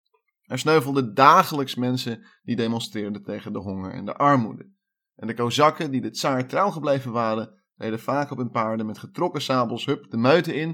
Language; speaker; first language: Dutch; native; Dutch